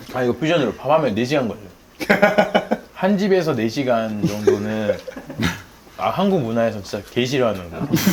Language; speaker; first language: Korean; early bilingual, other home language; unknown